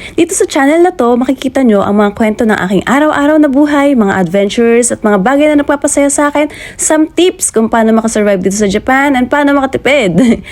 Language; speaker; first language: Filipino; native; Filipino